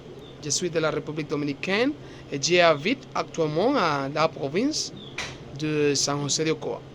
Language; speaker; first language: French; non-native, learner; Spanish